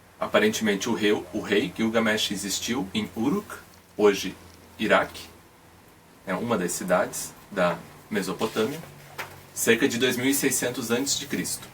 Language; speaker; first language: Portuguese; native; Portuguese